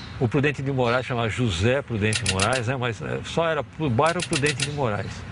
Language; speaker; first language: Portuguese; native; Portuguese